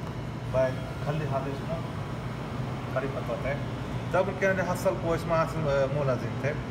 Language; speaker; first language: Arabic; non-native, learner; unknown